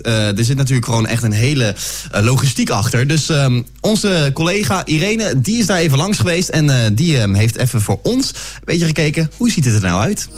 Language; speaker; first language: Dutch; native; Dutch